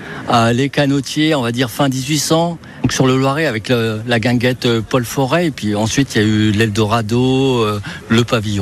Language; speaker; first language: French; native; French